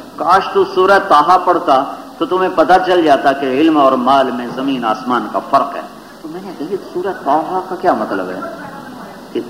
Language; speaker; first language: Urdu; native; Urdu